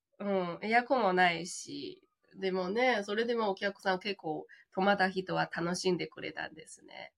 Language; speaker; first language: Japanese; non-native, fluent; Chinese